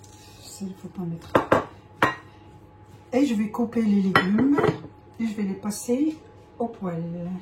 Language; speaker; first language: French; non-native, local second language; Arabic